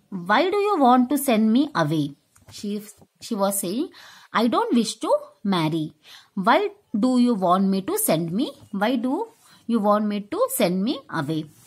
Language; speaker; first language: English; non-native, local second language; Tamil